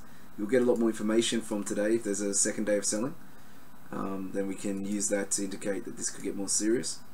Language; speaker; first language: English; native; English